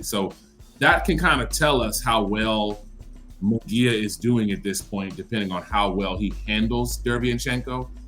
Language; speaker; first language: English; native; English